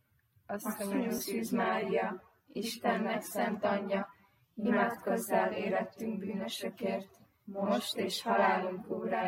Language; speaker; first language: Hungarian; native; Hungarian